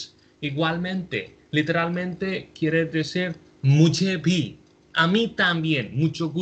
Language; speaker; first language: Spanish; non-native, fluent; Hindi